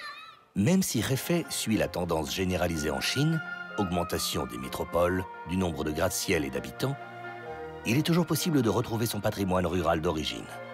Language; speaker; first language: French; native; French